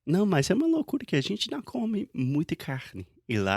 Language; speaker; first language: Portuguese; non-native, fluent; English